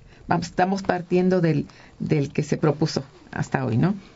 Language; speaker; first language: Spanish; native; Spanish